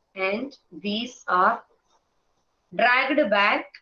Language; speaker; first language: English; non-native, local second language; Malayalam